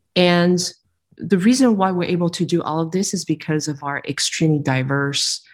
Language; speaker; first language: English; non-native, fluent; French